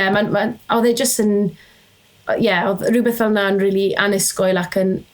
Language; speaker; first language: Welsh; native; Welsh